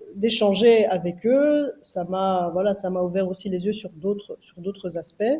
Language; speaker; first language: French; native; French